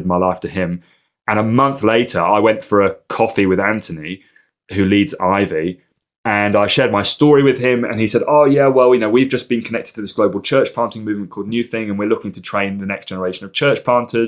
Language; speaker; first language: English; native; English